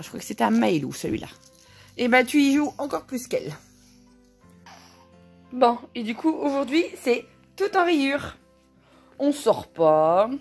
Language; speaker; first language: French; native; French